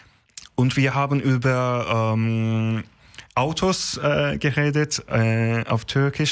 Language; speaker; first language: German; non-native, learner; Turkish